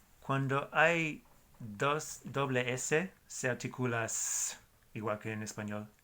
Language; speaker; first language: Spanish; non-native, fluent; English